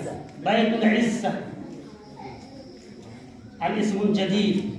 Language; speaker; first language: Arabic; non-native, fluent; Urdu